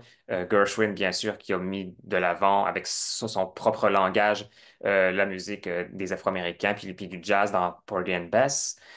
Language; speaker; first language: French; native; French